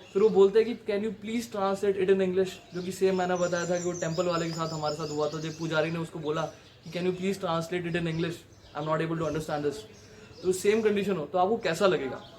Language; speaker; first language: Hindi; native; Hindi